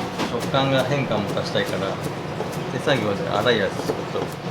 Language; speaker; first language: Japanese; native; Japanese